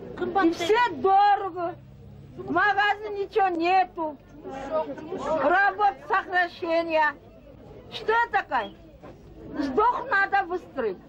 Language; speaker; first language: Russian; non-native, local second language; Kyrgyz